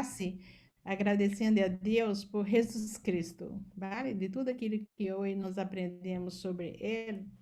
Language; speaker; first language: Portuguese; non-native, learner; Spanish